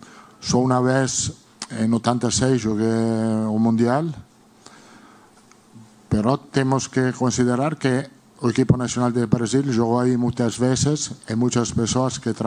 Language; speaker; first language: Portuguese; non-native, learner; Spanish